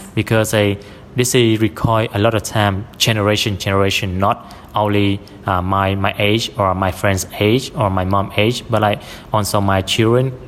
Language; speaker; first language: English; non-native, fluent; Vietnamese